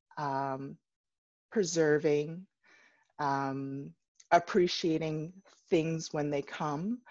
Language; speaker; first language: English; native; English